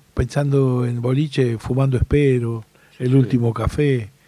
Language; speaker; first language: Spanish; native; Spanish